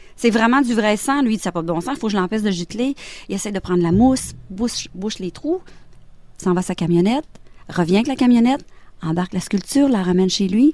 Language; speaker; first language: French; native; French